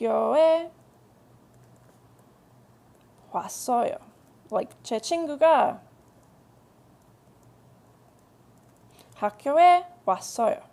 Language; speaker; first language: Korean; non-native, fluent; English